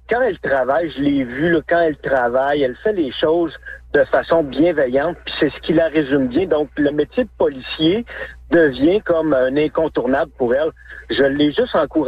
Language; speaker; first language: French; native; French